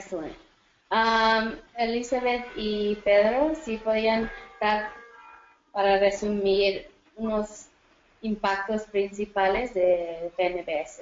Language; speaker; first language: Spanish; early bilingual, heritage; Spanish